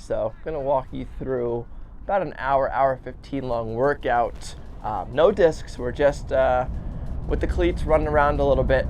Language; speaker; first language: English; native; English